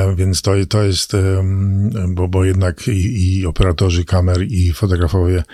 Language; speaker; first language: Polish; early bilingual, other home language; English